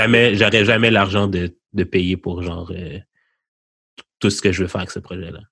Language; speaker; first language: French; native; French